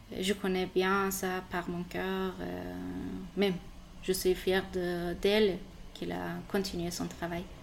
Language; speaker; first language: French; non-native, learner; Persian